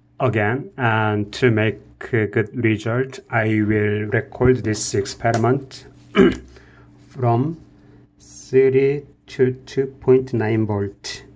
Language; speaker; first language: English; non-native, learner; Korean